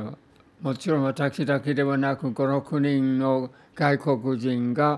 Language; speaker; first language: Japanese; non-native, fluent; English